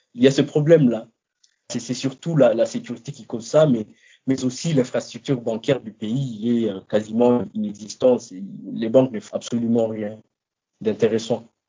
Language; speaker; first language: French; non-native, local second language; Lingala